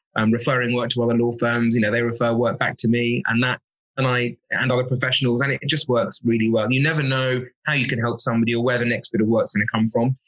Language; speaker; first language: English; native; English